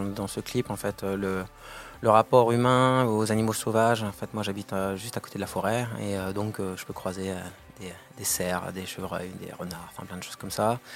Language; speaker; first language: French; native; French